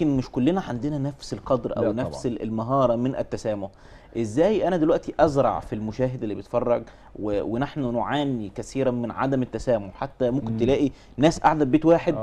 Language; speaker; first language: Arabic; native; Arabic